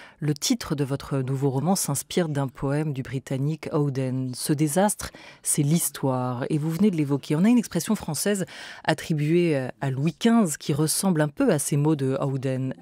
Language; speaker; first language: French; native; French